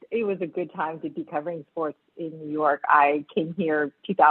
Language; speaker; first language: English; early bilingual, other home language; Spanish